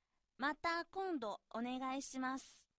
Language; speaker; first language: Japanese; non-native, fluent; Chinese